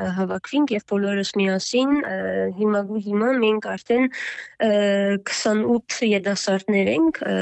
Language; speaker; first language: Armenian; early bilingual, heritage; Armenian